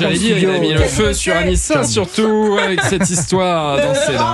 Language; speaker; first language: French; native; French